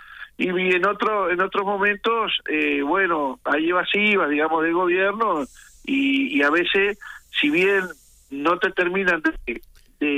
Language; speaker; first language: Spanish; native; Spanish